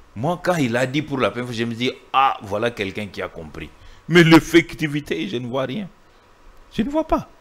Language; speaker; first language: French; non-native, local second language; Swahili